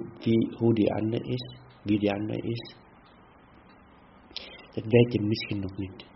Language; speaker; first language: Dutch; non-native, fluent; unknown